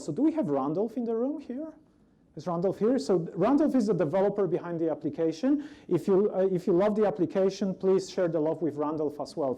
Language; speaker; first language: English; non-native, fluent; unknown